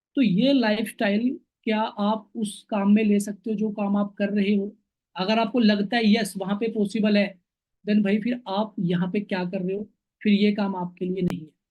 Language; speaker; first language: Hindi; native; Hindi